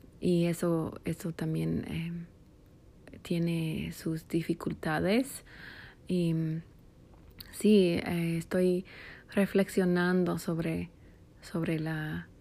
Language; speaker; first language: Spanish; non-native, fluent; English